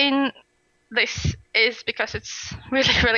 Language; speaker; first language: English; non-native, fluent; Russian